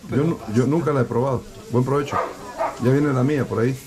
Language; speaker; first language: Spanish; native; Spanish